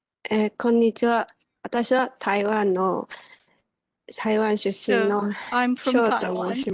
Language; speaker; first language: Japanese; non-native, learner; Chinese